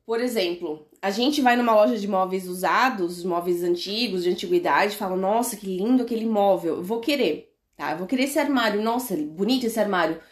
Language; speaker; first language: Portuguese; native; Portuguese